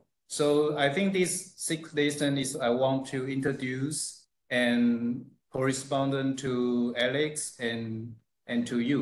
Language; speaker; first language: English; non-native, fluent; Chinese